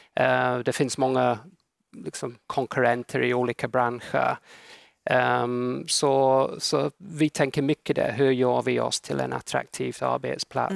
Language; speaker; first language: Swedish; non-native, fluent; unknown